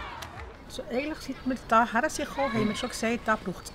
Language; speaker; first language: German; native; German